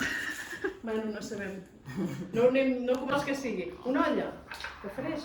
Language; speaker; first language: Catalan; native; Catalan